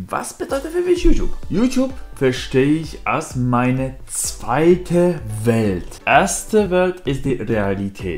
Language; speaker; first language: German; non-native, learner; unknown